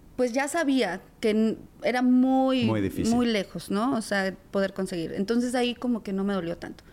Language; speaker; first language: Spanish; native; Spanish